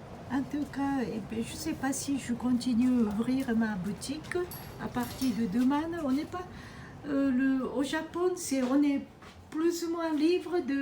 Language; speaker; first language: French; non-native, fluent; Japanese